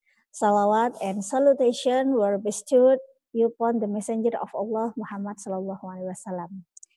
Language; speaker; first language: English; non-native, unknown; Indonesian